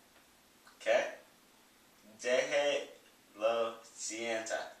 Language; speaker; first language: Spanish; non-native, learner; English